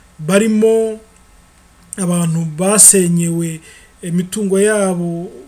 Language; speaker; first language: Kinyarwanda; early bilingual, heritage; Kinyarwanda